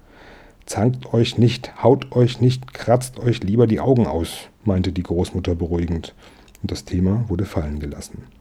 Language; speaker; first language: German; native; German